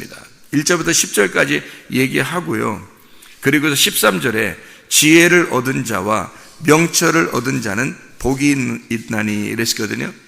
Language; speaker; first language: Korean; native; Korean